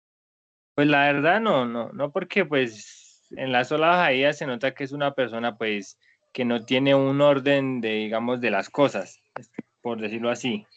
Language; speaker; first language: Spanish; native; Spanish